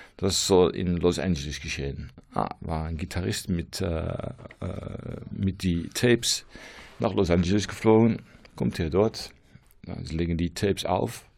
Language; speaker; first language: German; non-native, learner; Dutch